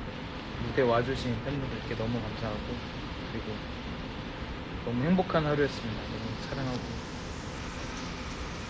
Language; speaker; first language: Korean; non-native, fluent; Chinese